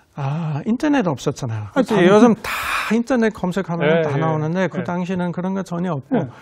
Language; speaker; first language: Korean; non-native, fluent; German